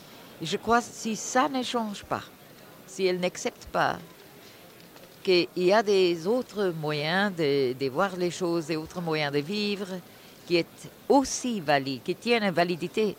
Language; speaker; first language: French; non-native, fluent; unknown